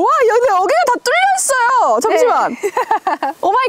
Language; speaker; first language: Korean; native; Korean